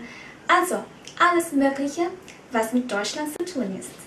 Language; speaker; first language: German; non-native, fluent; Vietnamese